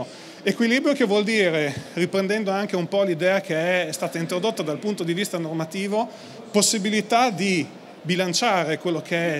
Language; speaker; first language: Italian; native; Italian